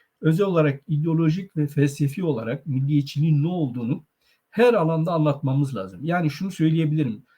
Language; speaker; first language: Turkish; non-native, local second language; Zaza